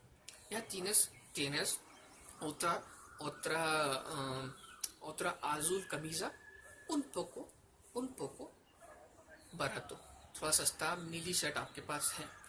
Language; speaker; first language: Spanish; non-native, learner; Hindi